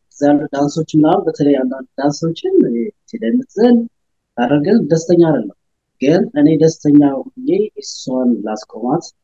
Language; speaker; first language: Amharic; native; Amharic